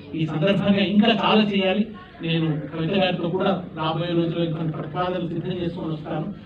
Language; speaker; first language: Telugu; native; Telugu